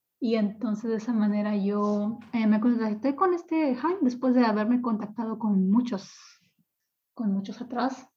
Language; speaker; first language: Spanish; native; Spanish